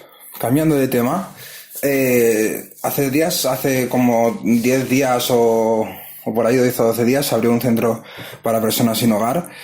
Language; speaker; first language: Spanish; native; Spanish